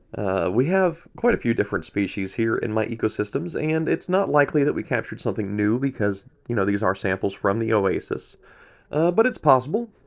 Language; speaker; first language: English; native; English